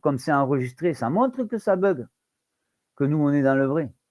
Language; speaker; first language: French; native; French